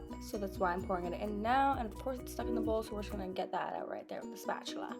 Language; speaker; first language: English; native; English